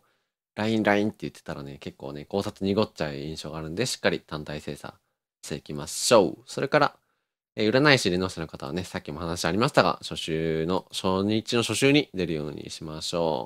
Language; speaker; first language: Japanese; native; Japanese